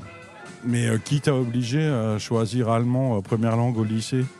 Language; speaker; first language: French; native; French